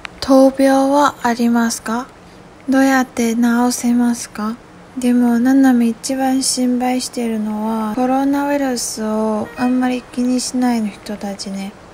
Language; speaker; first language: Japanese; non-native, learner; Chinese